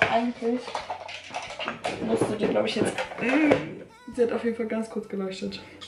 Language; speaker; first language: German; native; German